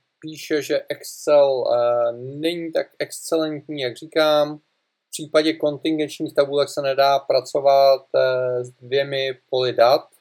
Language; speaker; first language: Czech; native; Czech